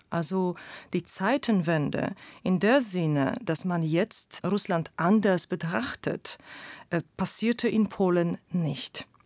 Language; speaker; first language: German; non-native, fluent; Polish